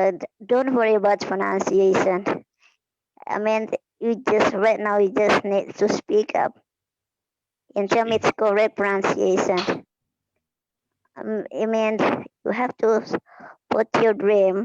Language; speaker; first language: English; non-native, fluent; Indonesian